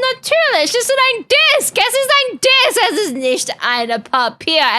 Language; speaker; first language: German; non-native, learner; English